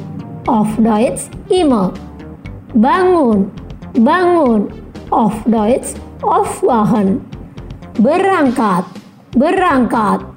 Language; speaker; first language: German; non-native, learner; Indonesian